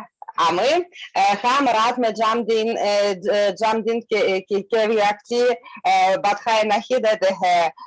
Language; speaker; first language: Hindi; non-native, learner; Russian